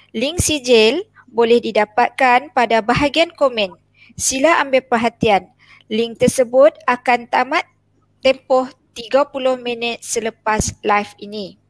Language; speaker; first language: Malay; native; Malay